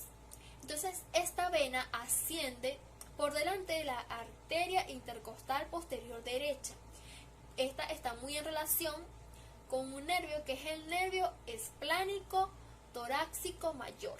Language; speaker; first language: Spanish; native; Spanish